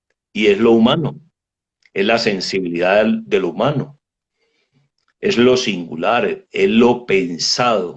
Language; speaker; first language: Spanish; native; Spanish